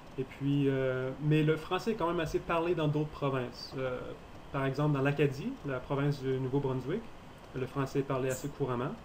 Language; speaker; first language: French; native; French